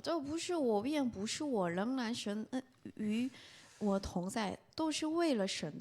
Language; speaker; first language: Chinese; non-native, fluent; Korean